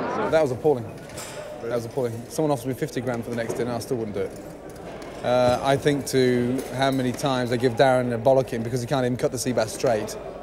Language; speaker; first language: English; native; English